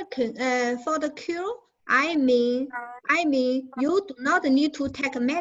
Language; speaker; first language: English; non-native, learner; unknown